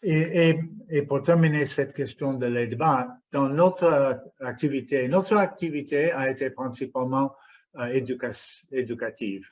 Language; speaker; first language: French; non-native, fluent; English